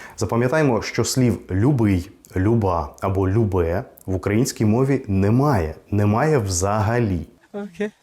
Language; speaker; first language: Ukrainian; non-native, local second language; Russian